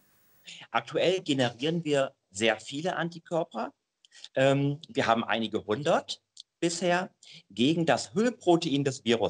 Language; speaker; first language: German; native; German